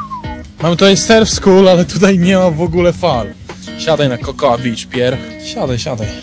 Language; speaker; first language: Polish; native; Polish